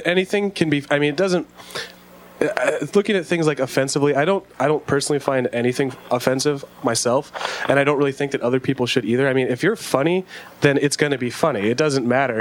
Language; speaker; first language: English; native; English